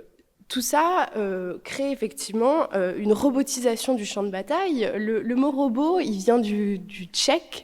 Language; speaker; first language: French; native; French